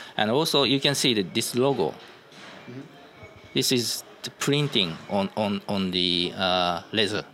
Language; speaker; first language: English; non-native, learner; Japanese